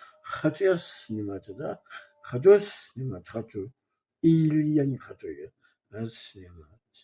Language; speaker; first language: Russian; non-native, local second language; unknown